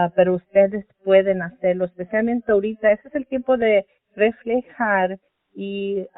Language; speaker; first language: Spanish; early bilingual, heritage; Spanish